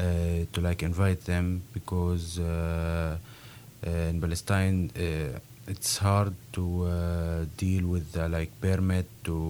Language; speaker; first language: English; non-native, learner; Arabic